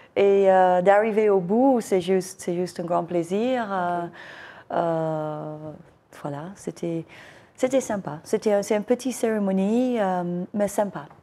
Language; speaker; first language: French; non-native, fluent; English